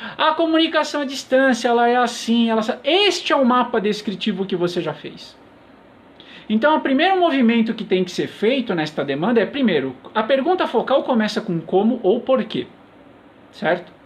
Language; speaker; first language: Portuguese; native; Portuguese